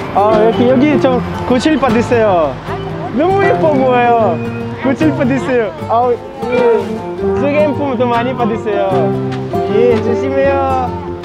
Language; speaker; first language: Korean; non-native, learner; Ukrainian